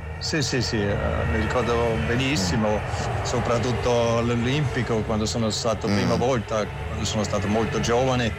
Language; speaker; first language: Italian; non-native, fluent; German